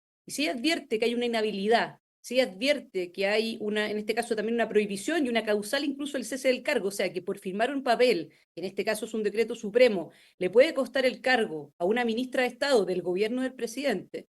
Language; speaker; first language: Spanish; native; Spanish